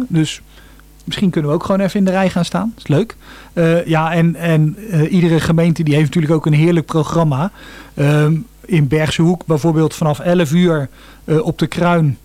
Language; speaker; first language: Dutch; native; Dutch